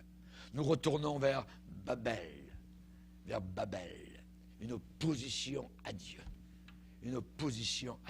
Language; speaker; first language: French; native; French